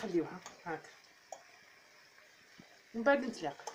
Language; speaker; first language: Arabic; native; Arabic